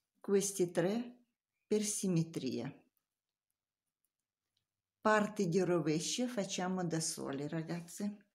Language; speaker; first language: Italian; non-native, learner; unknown